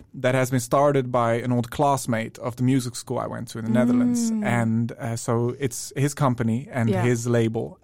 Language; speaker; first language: English; non-native, fluent; Dutch